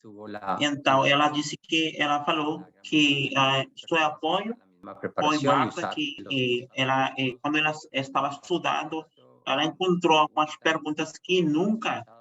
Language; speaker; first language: Portuguese; non-native, fluent; Spanish